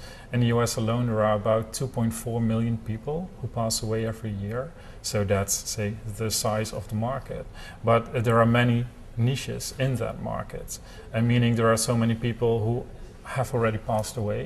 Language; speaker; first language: English; non-native, fluent; Dutch